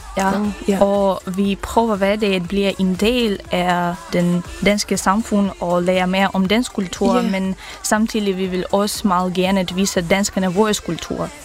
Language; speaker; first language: Danish; non-native, fluent; Ukrainian